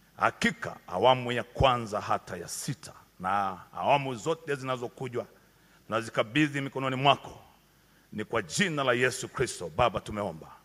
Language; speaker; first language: Swahili; native; Swahili